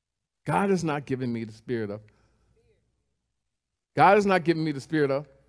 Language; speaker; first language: English; native; English